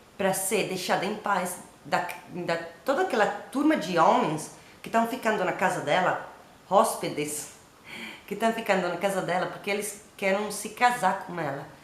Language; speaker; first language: Portuguese; non-native, learner; Italian